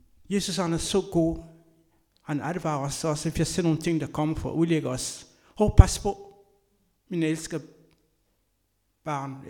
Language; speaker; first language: Danish; non-native, fluent; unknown